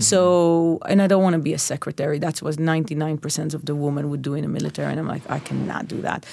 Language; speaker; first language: English; non-native, fluent; Hebrew